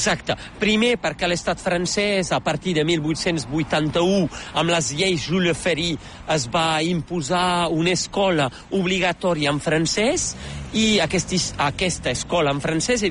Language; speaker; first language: Catalan; native; Catalan